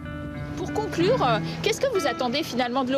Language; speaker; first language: French; native; French